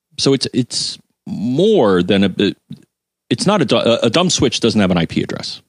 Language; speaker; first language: English; native; English